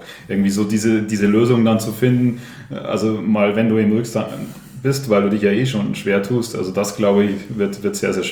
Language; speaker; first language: German; native; German